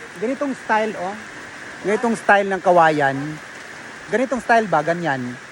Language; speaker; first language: Filipino; non-native, local second language; Cebuano